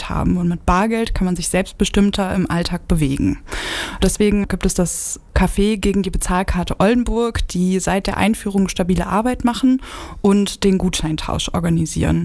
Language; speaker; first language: German; native; German